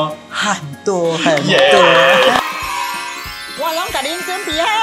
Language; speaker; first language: Chinese; native; Chinese